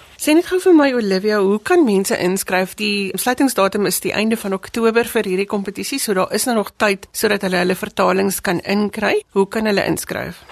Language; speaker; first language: Afrikaans; native; Afrikaans